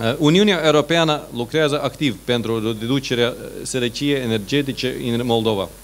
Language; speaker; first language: Romanian; non-native, fluent; Latvian